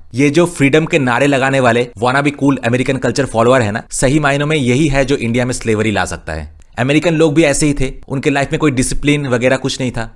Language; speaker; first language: Hindi; non-native, local second language; Bangla